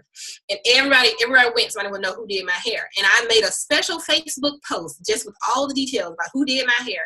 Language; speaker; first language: English; native; English